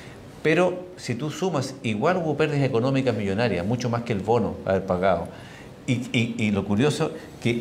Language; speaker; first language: Spanish; native; Spanish